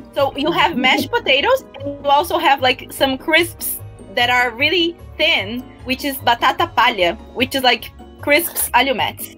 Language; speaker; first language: English; non-native, fluent; Portuguese